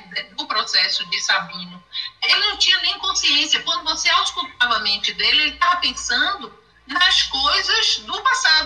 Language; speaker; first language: Portuguese; native; Portuguese